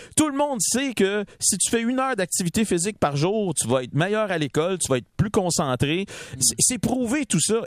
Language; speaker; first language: French; native; French